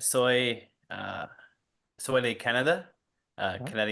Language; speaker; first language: Spanish; non-native, learner; English